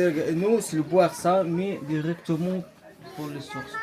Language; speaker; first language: French; non-native, learner; Arabic